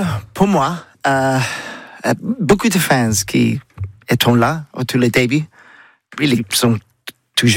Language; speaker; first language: French; non-native, learner; English